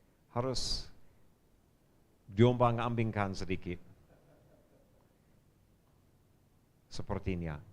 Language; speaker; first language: Indonesian; non-native, fluent; English